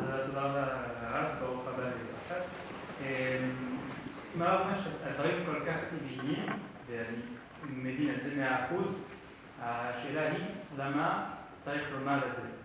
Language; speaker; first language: Hebrew; non-native, fluent; French